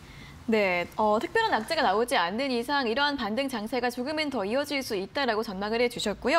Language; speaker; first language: Korean; native; Korean